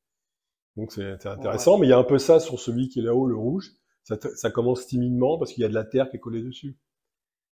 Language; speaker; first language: French; native; French